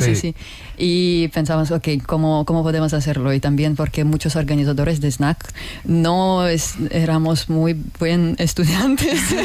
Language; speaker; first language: Spanish; non-native, learner; Russian